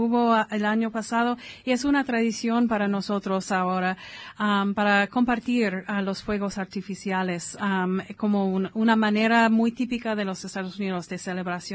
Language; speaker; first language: Spanish; non-native, fluent; English